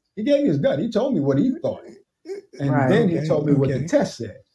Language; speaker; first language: English; native; English